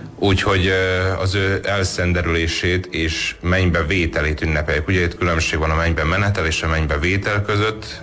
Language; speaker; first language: Hungarian; native; Hungarian